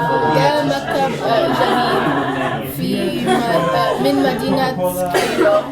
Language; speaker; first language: Arabic; non-native, learner; English